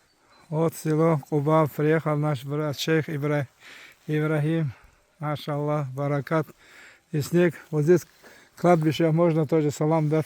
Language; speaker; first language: Russian; non-native, local second language; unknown